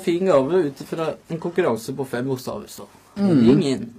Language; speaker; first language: Norwegian; native; Norwegian